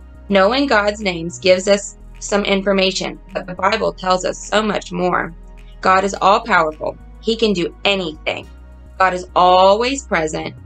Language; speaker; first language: English; native; English